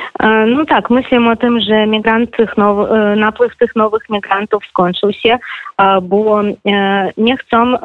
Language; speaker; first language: Polish; non-native, fluent; Belarusian